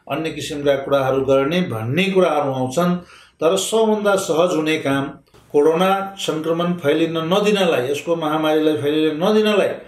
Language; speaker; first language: Nepali; non-native, local second language; Maithili